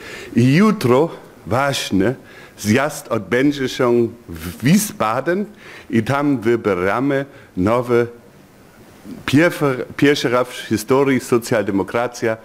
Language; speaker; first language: Polish; non-native, fluent; German